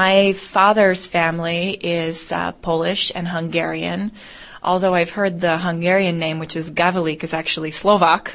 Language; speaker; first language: English; native; English